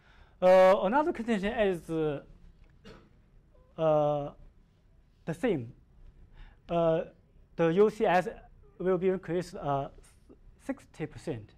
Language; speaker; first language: English; non-native, learner; Chinese